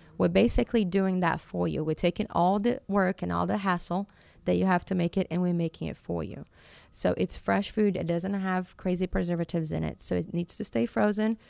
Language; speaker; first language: English; non-native, fluent; Portuguese